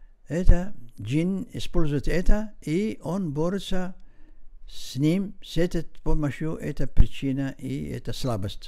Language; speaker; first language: Russian; non-native, learner; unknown